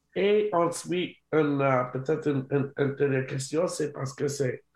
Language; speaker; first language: French; non-native, learner; English